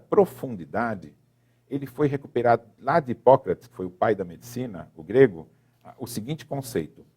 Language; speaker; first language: Portuguese; native; Portuguese